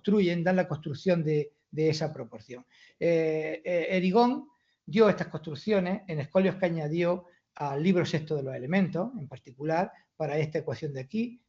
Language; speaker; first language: Spanish; native; Spanish